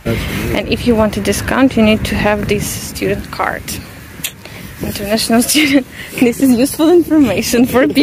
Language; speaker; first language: English; non-native, fluent; Russian